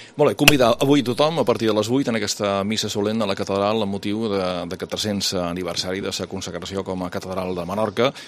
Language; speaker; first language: Catalan; native; Catalan